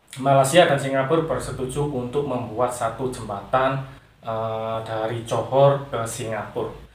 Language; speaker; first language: Indonesian; non-native, local second language; Javanese